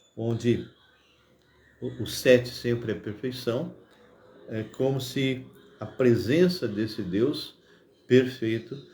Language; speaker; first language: Portuguese; native; Portuguese